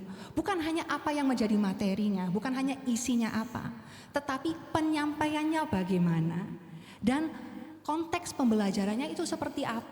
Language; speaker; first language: Indonesian; non-native, fluent; English